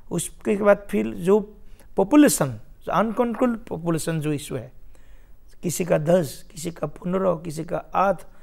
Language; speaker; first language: Hindi; non-native, local second language; Assamese